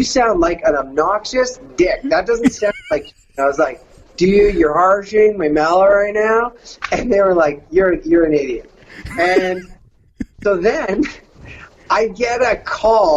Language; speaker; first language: English; native; English